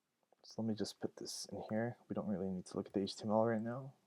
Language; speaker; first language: English; native; English